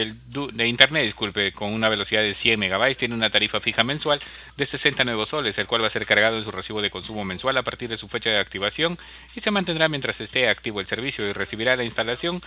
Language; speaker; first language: Spanish; native; Spanish